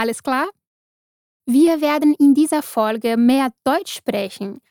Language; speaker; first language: German; non-native, fluent; Portuguese